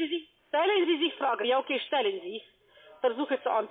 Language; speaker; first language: German; non-native, fluent; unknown